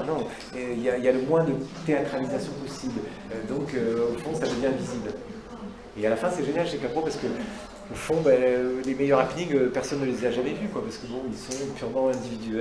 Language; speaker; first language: French; native; French